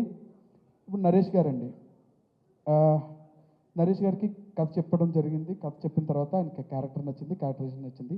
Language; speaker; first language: Telugu; native; Telugu